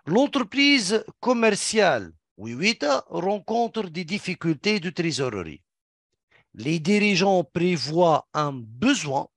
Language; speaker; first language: French; non-native, local second language; Arabic